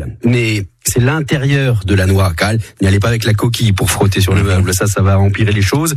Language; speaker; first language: French; native; French